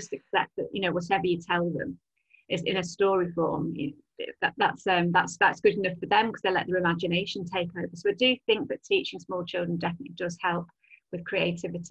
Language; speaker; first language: English; native; English